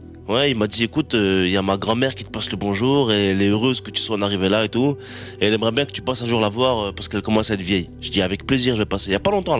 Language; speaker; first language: French; native; French